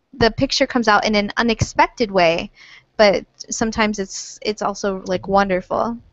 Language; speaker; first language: English; native; English